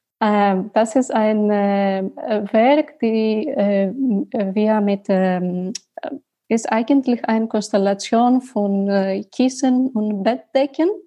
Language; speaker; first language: German; non-native, learner; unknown